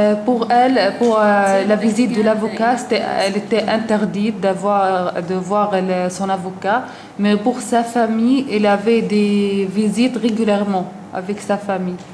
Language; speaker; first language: French; non-native, learner; Arabic